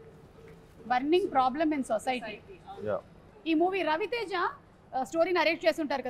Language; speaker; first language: Telugu; native; Telugu